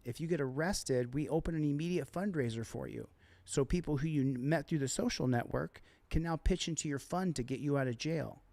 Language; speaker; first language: English; native; English